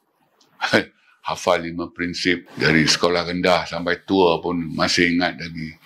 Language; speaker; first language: Malay; native; Malay